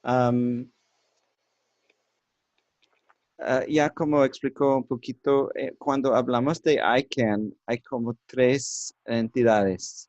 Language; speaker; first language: Spanish; non-native, learner; English